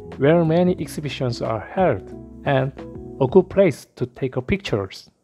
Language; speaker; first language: English; non-native, learner; Korean